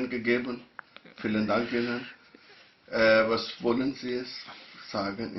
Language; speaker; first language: German; non-native, learner; Urdu